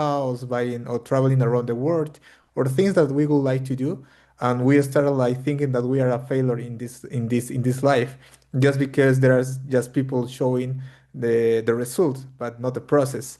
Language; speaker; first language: English; non-native, fluent; Spanish